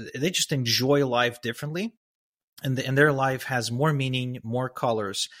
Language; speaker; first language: English; early bilingual, other home language; Hebrew